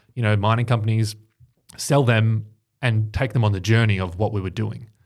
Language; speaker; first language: English; native; English